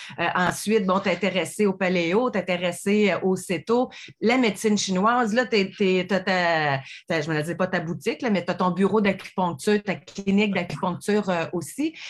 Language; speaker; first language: French; native; French